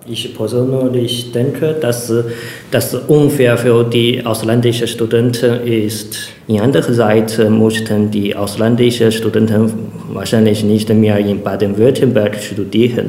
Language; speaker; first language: German; non-native, learner; Chinese